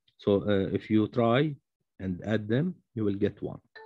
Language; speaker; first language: English; non-native, fluent; Arabic